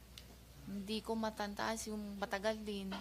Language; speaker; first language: Filipino; non-native, learner; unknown